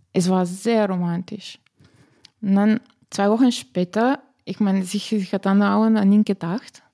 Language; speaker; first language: German; non-native, fluent; Slovenian